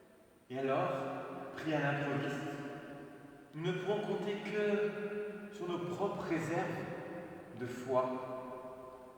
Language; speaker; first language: French; native; French